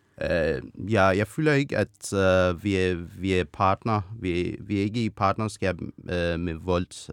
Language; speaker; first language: Danish; non-native, fluent; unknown